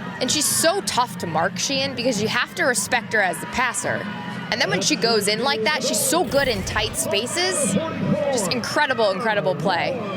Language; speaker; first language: English; native; English